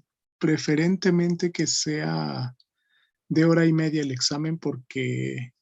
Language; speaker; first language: Spanish; native; Spanish